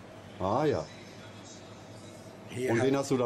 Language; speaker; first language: German; native; German